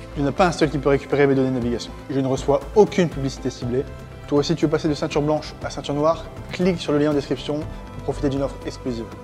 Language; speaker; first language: French; native; French